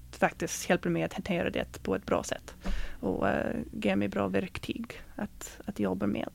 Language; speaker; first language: Swedish; non-native, fluent; English